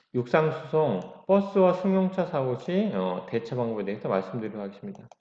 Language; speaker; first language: Korean; native; Korean